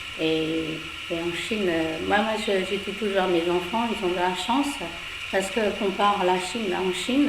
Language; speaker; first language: French; non-native, fluent; Chinese